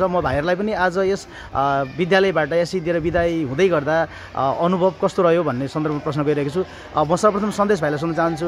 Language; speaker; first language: Nepali; native; Nepali